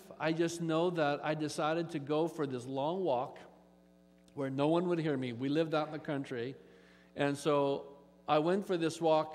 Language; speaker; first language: English; native; English